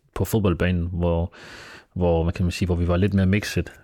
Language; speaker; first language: Danish; early bilingual, other home language; Somali